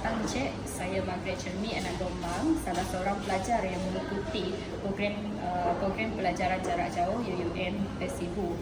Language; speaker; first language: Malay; non-native, local second language; Iban